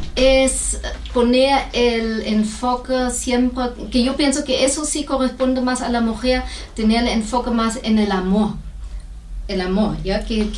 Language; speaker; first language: Spanish; non-native, fluent; German